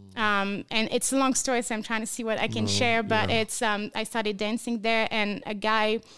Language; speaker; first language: English; non-native, fluent; French